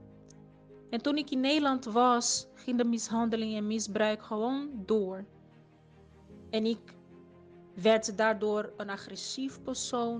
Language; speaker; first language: Dutch; non-native, fluent; Portuguese